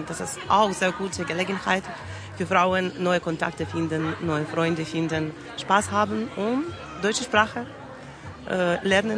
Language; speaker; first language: German; non-native, learner; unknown